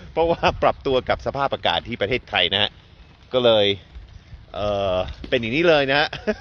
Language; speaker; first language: Thai; non-native, fluent; English